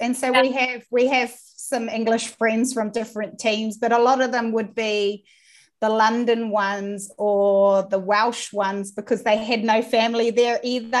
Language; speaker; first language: English; native; English